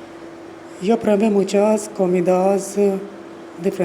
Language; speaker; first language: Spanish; non-native, learner; Hindi